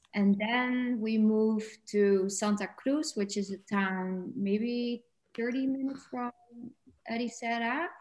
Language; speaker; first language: English; non-native, fluent; Dutch